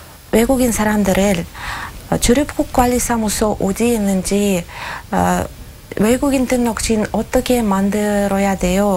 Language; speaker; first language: Korean; non-native, learner; Russian